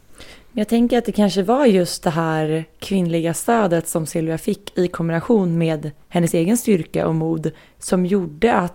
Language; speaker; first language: Swedish; native; Swedish